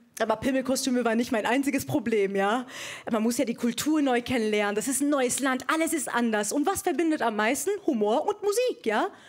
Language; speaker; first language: German; early bilingual, other home language; Persian